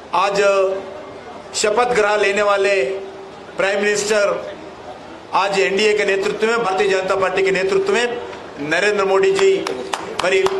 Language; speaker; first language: Hindi; non-native, local second language; Telugu